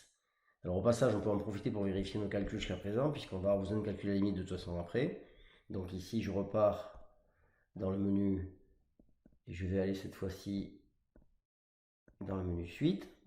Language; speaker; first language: French; native; French